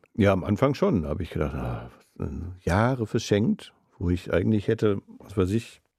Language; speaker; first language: German; native; German